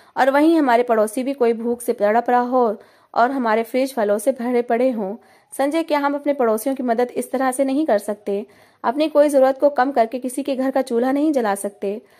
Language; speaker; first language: Hindi; native; Hindi